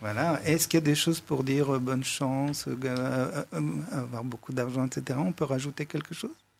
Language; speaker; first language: French; native; French